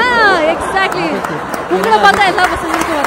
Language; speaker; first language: Tamil; native; Tamil